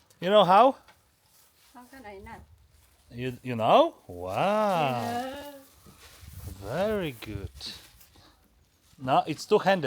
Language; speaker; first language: English; non-native, learner; Polish